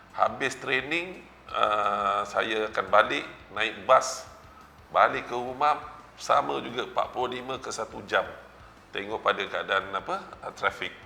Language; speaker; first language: Malay; native; Malay